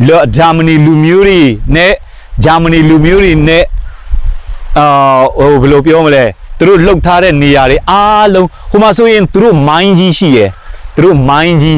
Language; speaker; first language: Burmese; non-native, fluent; Mizo